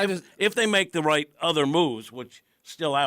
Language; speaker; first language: English; native; English